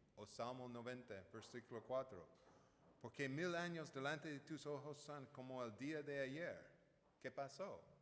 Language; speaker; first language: Spanish; non-native, fluent; English